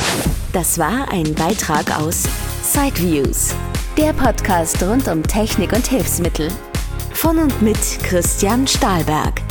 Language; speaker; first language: German; native; German